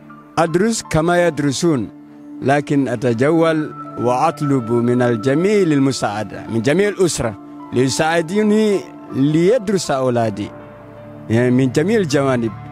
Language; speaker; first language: Arabic; non-native, fluent; Fula